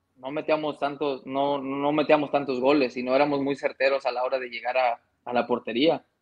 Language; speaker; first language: Spanish; early bilingual, heritage; Spanish